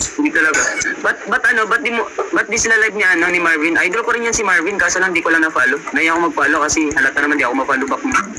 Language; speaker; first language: Filipino; non-native, local second language; Hiligaynon